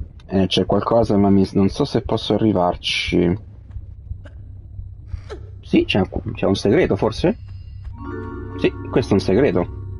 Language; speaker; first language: Italian; native; Italian